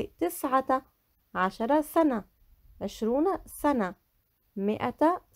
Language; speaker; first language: Arabic; non-native, fluent; English